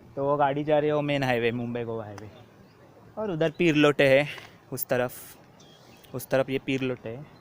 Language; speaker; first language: Hindi; non-native, local second language; Marathi